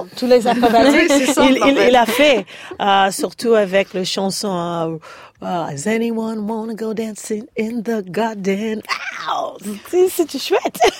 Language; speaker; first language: French; non-native, learner; English